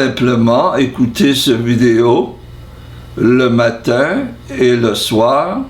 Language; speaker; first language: French; non-native, fluent; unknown